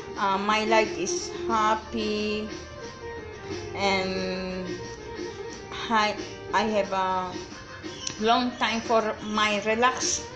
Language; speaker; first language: English; non-native, learner; Filipino